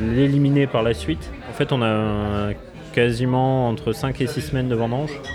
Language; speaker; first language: French; native; French